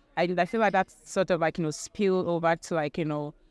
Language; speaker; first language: English; non-native, local second language; Yoruba